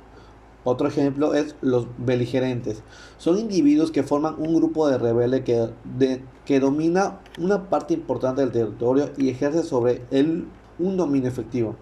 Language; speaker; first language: Spanish; native; Spanish